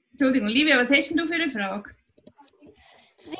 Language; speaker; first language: German; native; German